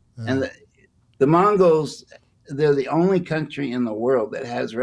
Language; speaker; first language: English; native; English